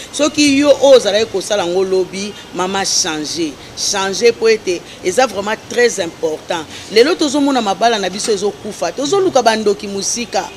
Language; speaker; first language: Lingala; native; Lingala